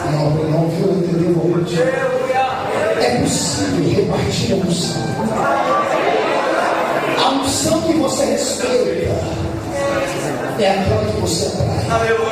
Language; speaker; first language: Portuguese; native; Portuguese